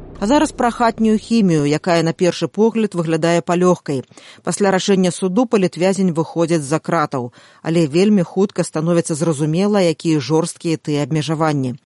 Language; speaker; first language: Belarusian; native; Belarusian